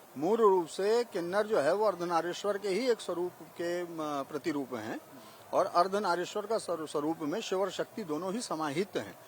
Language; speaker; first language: Hindi; native; Hindi